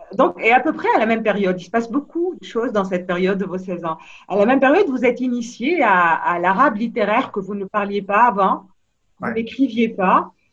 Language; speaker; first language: French; non-native, local second language; Arabic